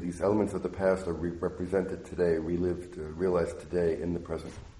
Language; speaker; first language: English; native; English